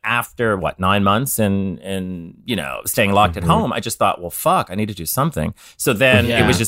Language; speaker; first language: English; native; English